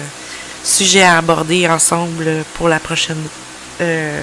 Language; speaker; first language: French; native; French